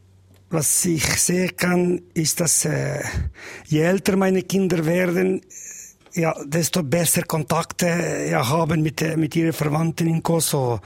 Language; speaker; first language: German; non-native, learner; Albanian